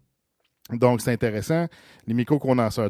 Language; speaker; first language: French; native; French